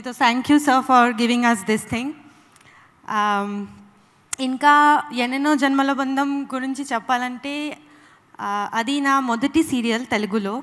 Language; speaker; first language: Telugu; non-native, learner; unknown